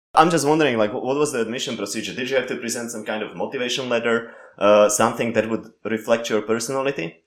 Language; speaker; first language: English; non-native, fluent; Slovak